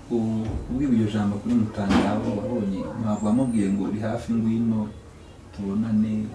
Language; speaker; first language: Kinyarwanda; native; Kinyarwanda